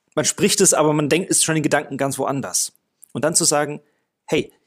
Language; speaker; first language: German; non-native, fluent; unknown